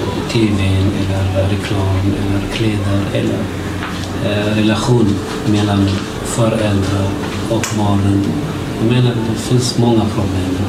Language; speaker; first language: Swedish; non-native, learner; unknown